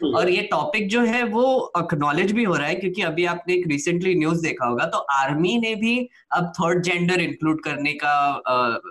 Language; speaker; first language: Hindi; non-native, local second language; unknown